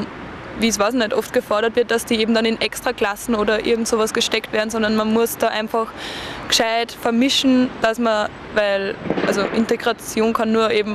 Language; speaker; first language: German; native; German